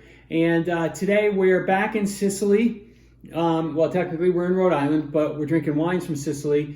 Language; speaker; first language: English; native; English